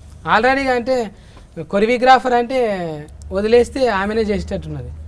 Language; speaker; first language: Telugu; native; Telugu